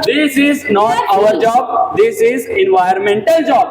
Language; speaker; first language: English; non-native, learner; Hindi